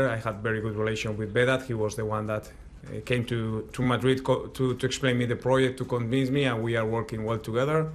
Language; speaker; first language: English; non-native, fluent; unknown